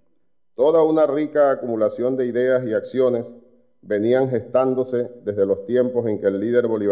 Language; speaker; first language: Spanish; native; Spanish